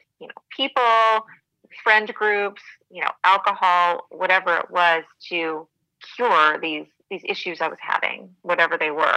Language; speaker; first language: English; native; English